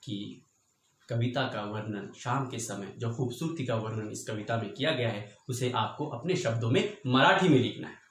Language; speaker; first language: Hindi; non-native, local second language; Marathi